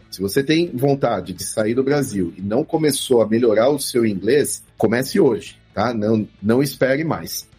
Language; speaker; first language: Portuguese; native; Portuguese